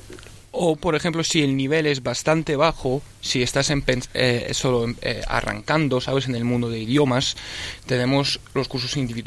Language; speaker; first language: Spanish; early bilingual, other home language; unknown